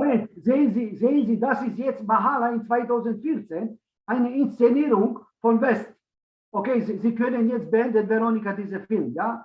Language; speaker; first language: German; non-native, learner; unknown